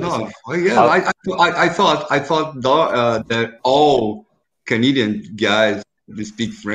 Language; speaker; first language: English; non-native, learner; Portuguese